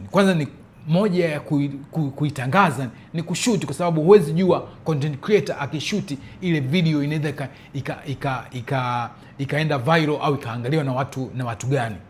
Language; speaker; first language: Swahili; early bilingual, heritage; Swahili